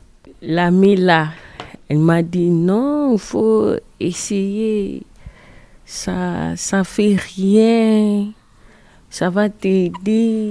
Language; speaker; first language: French; non-native, learner; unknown